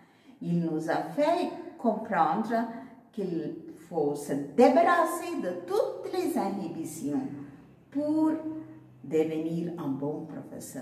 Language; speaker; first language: French; non-native, fluent; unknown